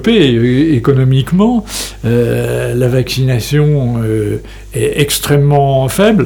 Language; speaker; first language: French; native; French